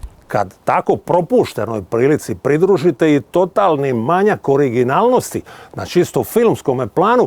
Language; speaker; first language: Bosnian; native; Bosnian